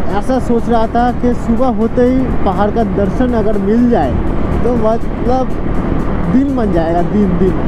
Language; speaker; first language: Hindi; non-native, local second language; Bangla